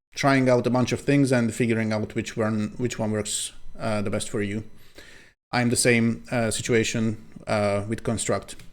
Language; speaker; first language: English; non-native, fluent; Hungarian